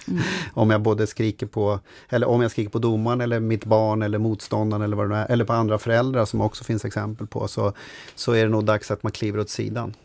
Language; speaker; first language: Swedish; native; Swedish